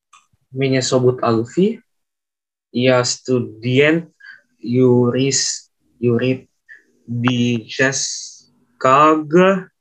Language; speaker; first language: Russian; non-native, learner; Indonesian